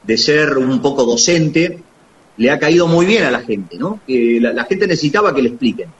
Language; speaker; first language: Spanish; native; Spanish